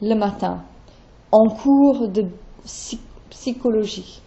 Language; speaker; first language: French; non-native, fluent; English